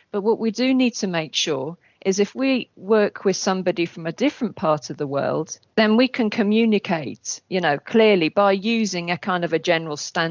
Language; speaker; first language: English; native; English